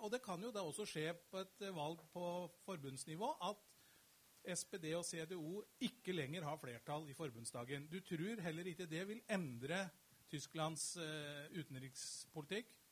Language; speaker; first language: Norwegian; native; Norwegian